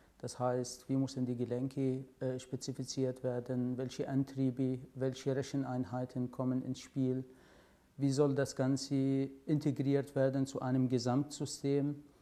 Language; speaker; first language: German; non-native, fluent; Arabic